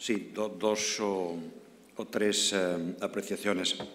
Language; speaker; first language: Spanish; non-native, local second language; Catalan